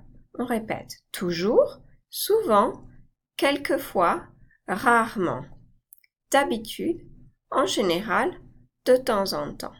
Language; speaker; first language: French; non-native, fluent; English